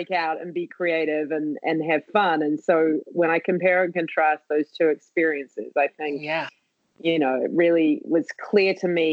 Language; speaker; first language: English; native; English